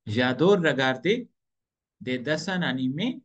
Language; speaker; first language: French; non-native, fluent; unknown